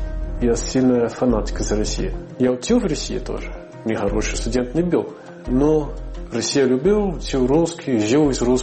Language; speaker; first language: Russian; non-native, learner; Portuguese